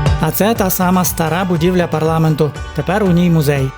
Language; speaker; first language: Ukrainian; native; Ukrainian